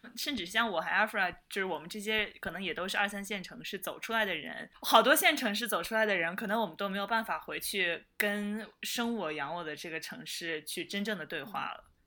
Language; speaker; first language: Chinese; native; Chinese